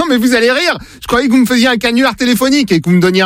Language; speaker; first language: French; native; French